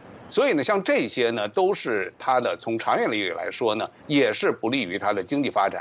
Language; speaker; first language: Chinese; native; Chinese